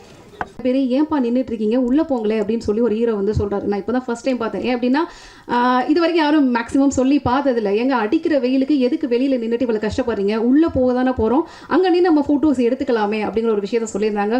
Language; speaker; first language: Tamil; native; Tamil